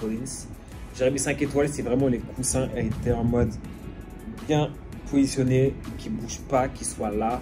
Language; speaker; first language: French; native; French